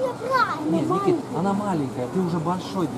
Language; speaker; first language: Russian; native; Russian